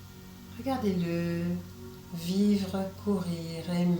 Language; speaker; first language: French; native; French